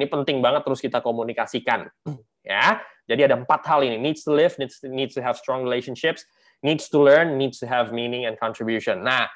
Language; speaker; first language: English; non-native, fluent; Indonesian